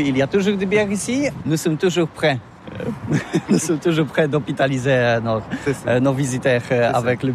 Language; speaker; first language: French; non-native, learner; Polish